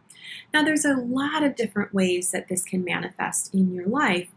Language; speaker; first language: English; native; English